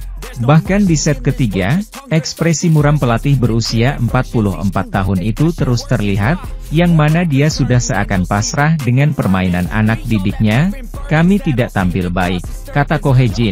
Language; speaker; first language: Indonesian; native; Indonesian